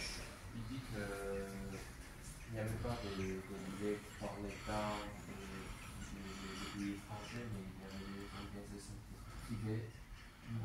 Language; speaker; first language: French; non-native, learner; Armenian